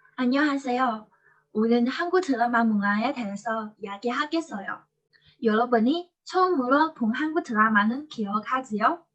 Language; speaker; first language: Korean; non-native, learner; Chinese